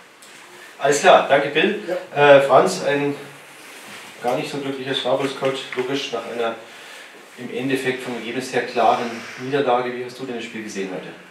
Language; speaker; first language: German; native; German